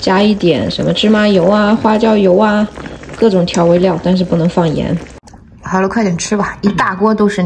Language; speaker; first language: Chinese; native; Chinese